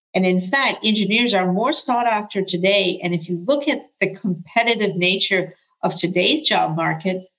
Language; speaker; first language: English; early bilingual, other home language; Arabic